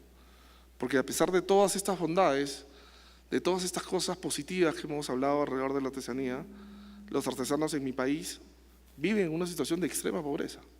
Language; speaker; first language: Spanish; native; Spanish